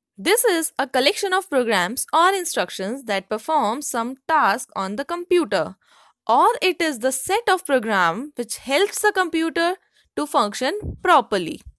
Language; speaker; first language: English; non-native, local second language; Hindi